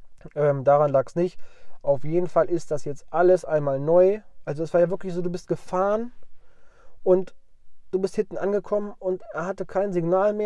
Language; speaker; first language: German; native; German